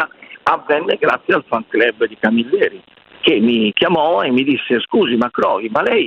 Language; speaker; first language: Italian; native; Italian